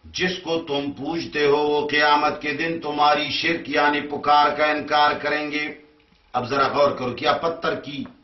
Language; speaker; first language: Urdu; non-native, local second language; Pashto